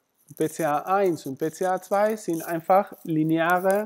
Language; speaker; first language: German; non-native, fluent; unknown